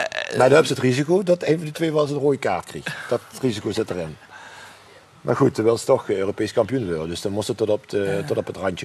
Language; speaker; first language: Dutch; native; Dutch